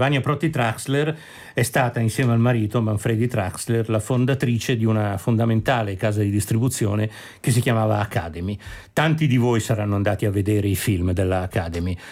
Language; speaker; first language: Italian; native; Italian